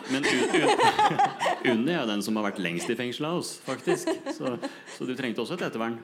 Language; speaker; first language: Norwegian; native; Norwegian